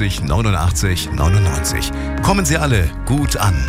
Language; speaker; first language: German; native; German